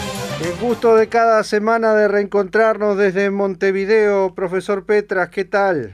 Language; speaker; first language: Spanish; native; Spanish